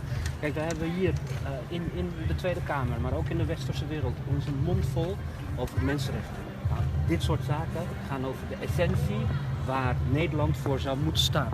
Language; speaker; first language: Dutch; early bilingual, other home language; Turkish